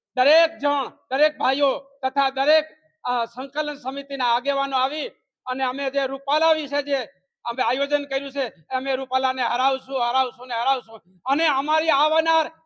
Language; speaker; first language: Gujarati; native; Gujarati